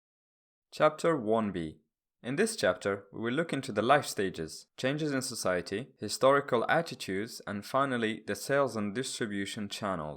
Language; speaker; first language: English; non-native, fluent; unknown